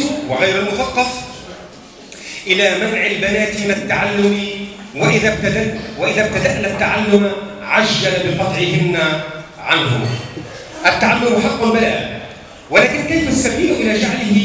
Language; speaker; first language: Arabic; native; Arabic